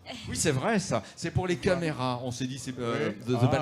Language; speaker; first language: French; native; French